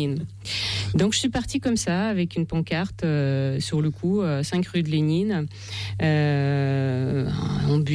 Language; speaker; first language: French; non-native, fluent; Russian